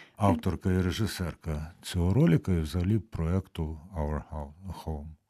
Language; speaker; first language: Ukrainian; native; Ukrainian